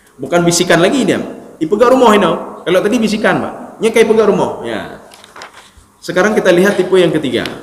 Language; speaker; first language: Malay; non-native, local second language; Achinese